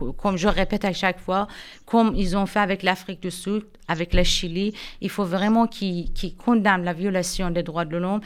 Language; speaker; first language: French; non-native, fluent; Persian